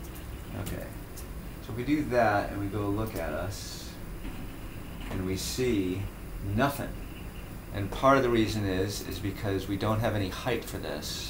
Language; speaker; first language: English; native; English